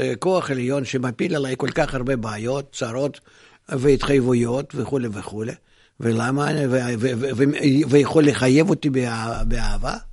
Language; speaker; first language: Hebrew; non-native, fluent; Russian